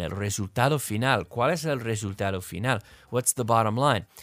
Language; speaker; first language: Spanish; non-native, fluent; English